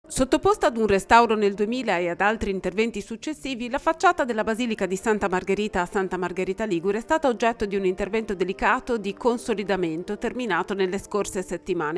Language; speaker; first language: Italian; native; Italian